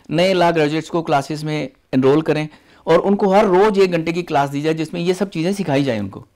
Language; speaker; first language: Hindi; non-native, local second language; Punjabi